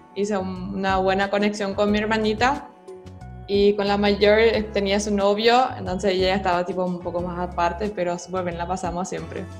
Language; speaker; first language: Spanish; non-native, fluent; German